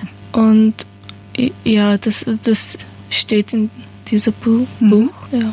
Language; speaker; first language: German; non-native, learner; Persian